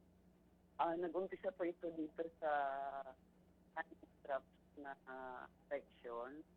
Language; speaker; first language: Filipino; native; Filipino